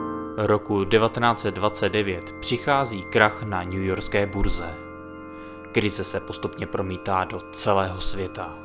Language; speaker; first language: Czech; native; Czech